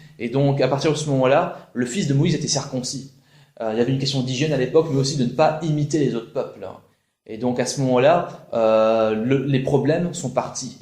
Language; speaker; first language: French; native; French